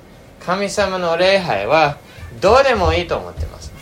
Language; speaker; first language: Japanese; non-native, fluent; English